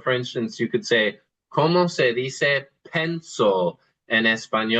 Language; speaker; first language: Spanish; non-native, fluent; English